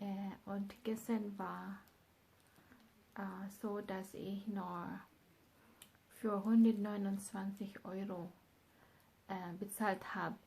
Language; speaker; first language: German; non-native, learner; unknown